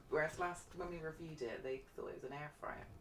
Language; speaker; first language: English; native; English